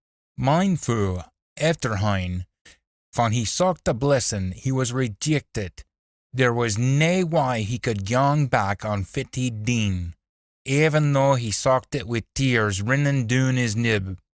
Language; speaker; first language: English; native; English